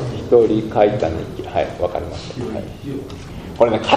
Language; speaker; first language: Japanese; native; Japanese